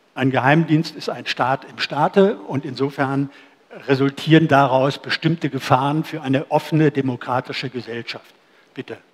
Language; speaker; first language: German; native; German